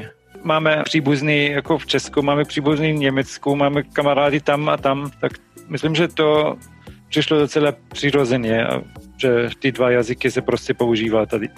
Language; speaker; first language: Czech; non-native, fluent; German